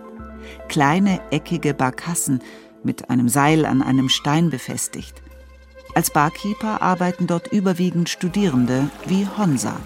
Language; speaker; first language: German; native; German